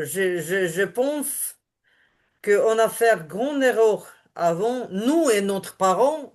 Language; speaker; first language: French; non-native, learner; Ukrainian